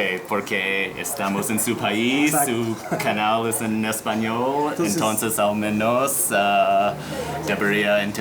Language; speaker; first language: Spanish; non-native, learner; English